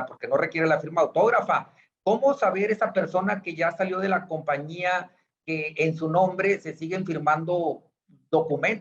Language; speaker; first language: Spanish; native; Spanish